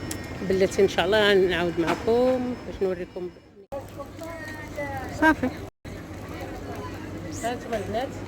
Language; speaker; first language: Arabic; native; Arabic